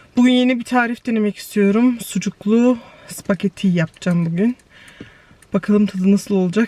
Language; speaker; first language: Turkish; early bilingual, heritage; Turkish